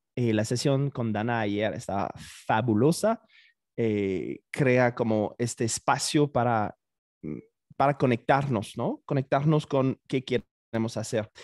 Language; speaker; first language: Spanish; non-native, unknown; French